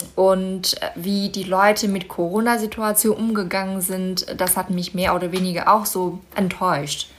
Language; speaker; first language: German; non-native, fluent; Chinese